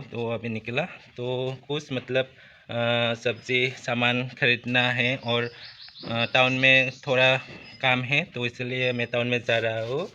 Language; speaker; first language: Hindi; non-native, local second language; Assamese